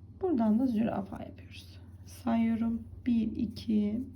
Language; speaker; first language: Turkish; native; Turkish